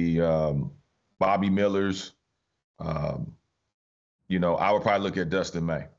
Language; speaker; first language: English; native; English